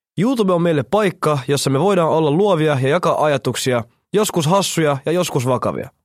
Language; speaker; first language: Finnish; early bilingual, other home language; Somali